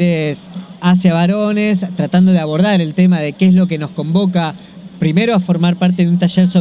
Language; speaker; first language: Spanish; native; Spanish